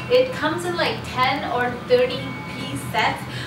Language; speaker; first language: English; non-native, local second language; Hindi